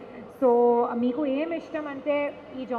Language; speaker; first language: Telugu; non-native, learner; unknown